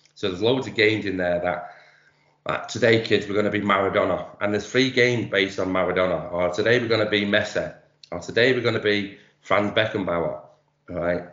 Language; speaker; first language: English; native; English